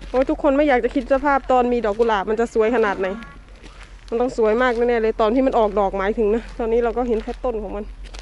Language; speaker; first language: Thai; native; Thai